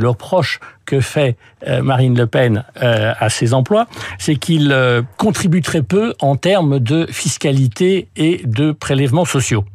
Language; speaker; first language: French; early bilingual, other home language; English